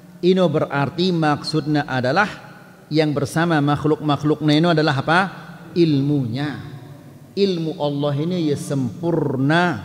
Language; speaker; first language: Malay; non-native, local second language; Sasak